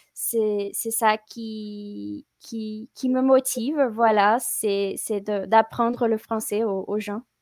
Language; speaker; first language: French; non-native, fluent; Portuguese